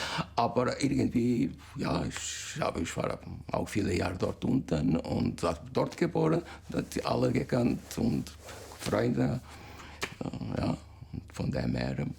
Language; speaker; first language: German; non-native, fluent; Portuguese